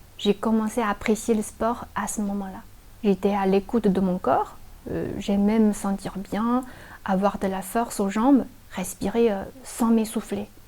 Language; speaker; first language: French; non-native, fluent; Chinese